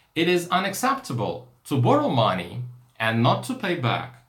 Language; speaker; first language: English; non-native, fluent; Russian